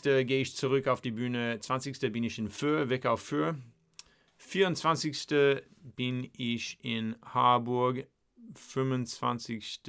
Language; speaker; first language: German; non-native, learner; English